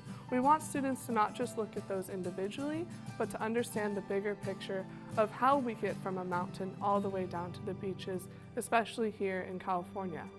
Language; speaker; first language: English; native; English